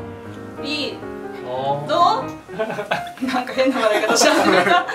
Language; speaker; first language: Japanese; native; Japanese